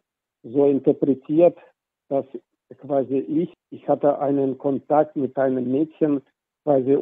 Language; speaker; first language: German; non-native, fluent; Russian